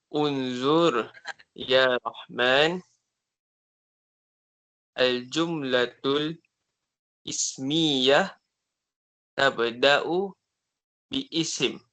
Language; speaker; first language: Arabic; non-native, learner; Malay